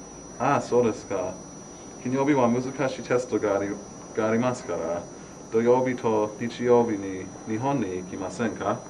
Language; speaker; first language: Japanese; non-native, learner; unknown